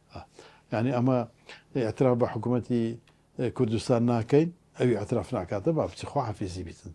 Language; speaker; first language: Central Kurdish; non-native, local second language; Turkish